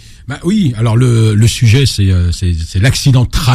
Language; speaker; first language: French; native; French